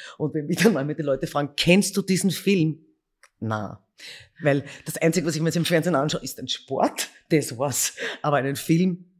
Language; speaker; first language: German; native; German